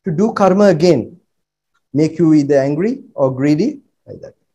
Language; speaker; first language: English; non-native, local second language; Sinhala